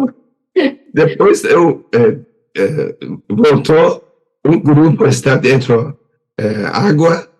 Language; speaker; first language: Portuguese; non-native, learner; Persian